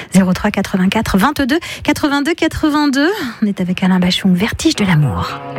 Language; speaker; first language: French; native; French